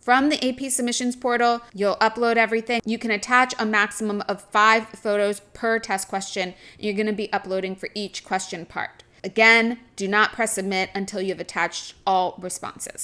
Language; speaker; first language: English; native; English